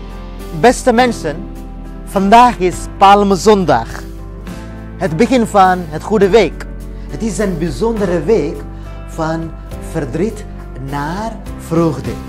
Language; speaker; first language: Dutch; non-native, fluent; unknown